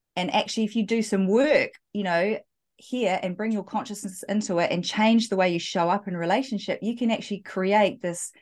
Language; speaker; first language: English; native; English